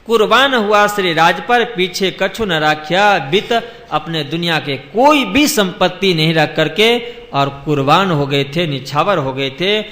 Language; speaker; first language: Hindi; non-native, local second language; Gujarati